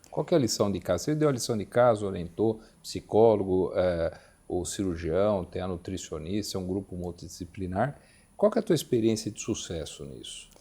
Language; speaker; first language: Portuguese; native; Portuguese